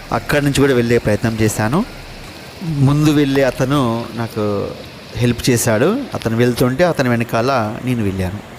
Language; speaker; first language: Telugu; native; Telugu